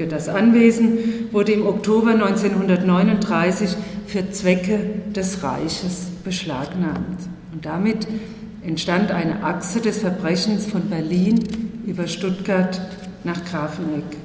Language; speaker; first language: German; native; German